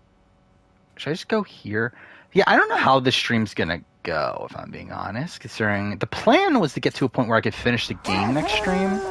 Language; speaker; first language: English; native; English